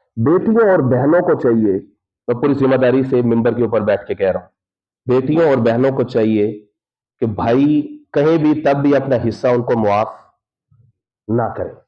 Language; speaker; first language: Urdu; non-native, local second language; Punjabi